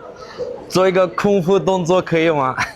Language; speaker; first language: Chinese; non-native, fluent; Azerbaijani